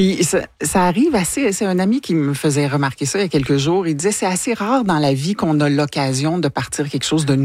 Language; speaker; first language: French; native; French